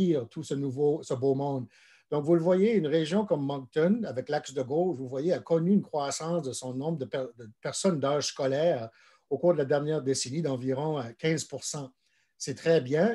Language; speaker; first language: French; native; French